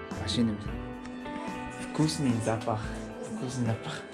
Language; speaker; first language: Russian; non-native, learner; Korean